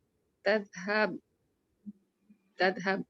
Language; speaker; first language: Arabic; non-native, learner; Indonesian